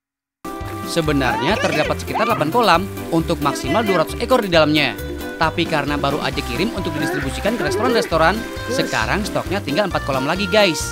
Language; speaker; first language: Indonesian; native; Indonesian